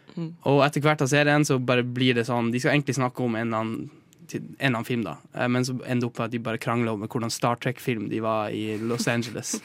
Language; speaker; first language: Norwegian; native; Norwegian